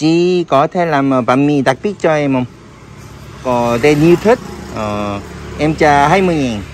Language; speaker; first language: Vietnamese; non-native, learner; Korean